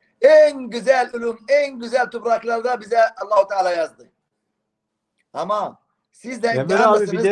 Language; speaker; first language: Turkish; non-native, fluent; Arabic